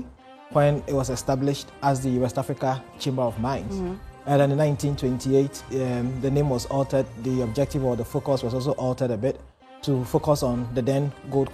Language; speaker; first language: English; non-native, local second language; Akan